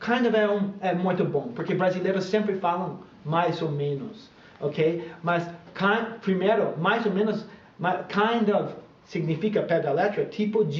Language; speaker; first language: Portuguese; non-native, fluent; English